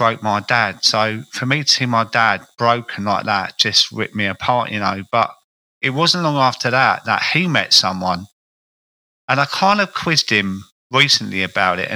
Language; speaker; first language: English; native; English